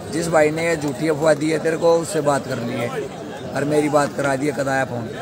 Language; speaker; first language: Hindi; native; Hindi